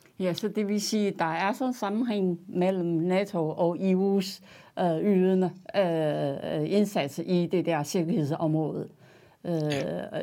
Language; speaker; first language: Danish; non-native, fluent; Chinese